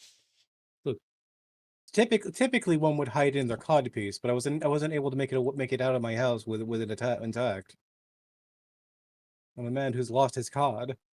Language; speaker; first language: English; native; English